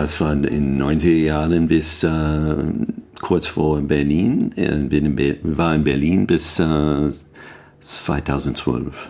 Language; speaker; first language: German; non-native, learner; English